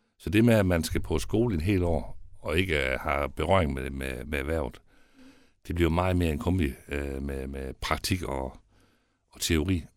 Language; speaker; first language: Danish; native; Danish